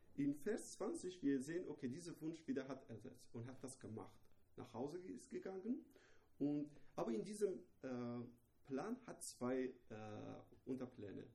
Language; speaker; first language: German; non-native, fluent; Persian